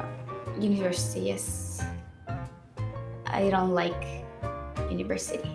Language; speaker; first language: English; non-native, learner; Russian